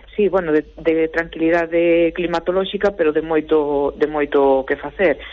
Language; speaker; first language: Galician; native; Galician